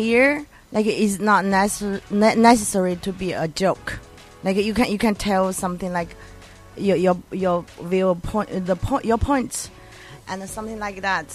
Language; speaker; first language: English; non-native, learner; Chinese